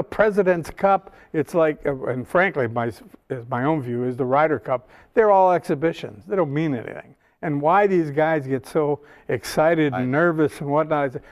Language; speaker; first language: English; native; English